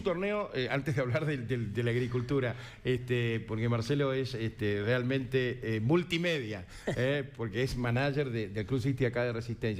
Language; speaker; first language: Spanish; native; Spanish